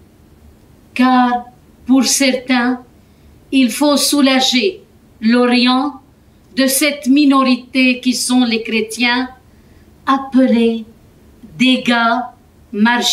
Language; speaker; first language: French; non-native, fluent; Arabic